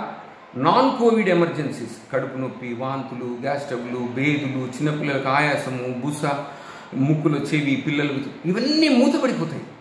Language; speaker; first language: Telugu; native; Telugu